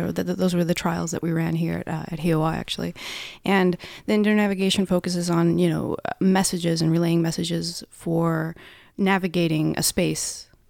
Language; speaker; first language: English; non-native, fluent; Russian